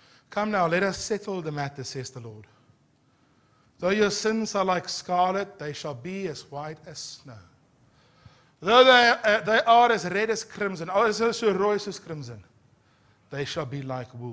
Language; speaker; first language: English; non-native, local second language; Afrikaans